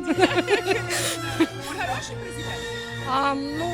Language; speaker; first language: Russian; non-native, fluent; Serbian